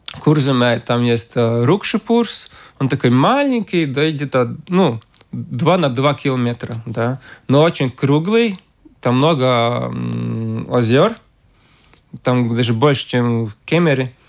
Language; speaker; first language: Russian; non-native, local second language; Latvian